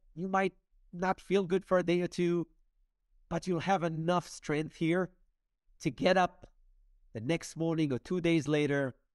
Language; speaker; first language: English; non-native, fluent; Hebrew